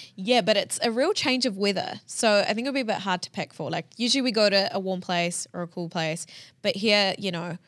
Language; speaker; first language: English; early bilingual, other home language; Hindi